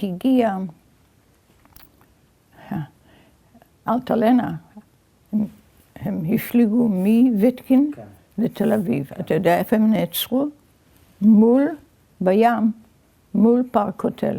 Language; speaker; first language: Hebrew; early bilingual, other home language; Yiddish